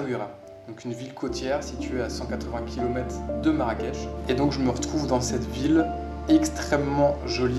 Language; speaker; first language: French; native; French